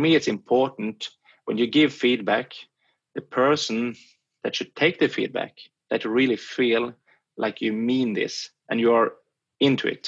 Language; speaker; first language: English; non-native, fluent; Swedish